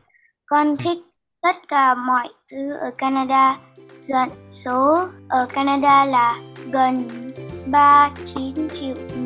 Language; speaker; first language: Vietnamese; early bilingual, heritage; Vietnamese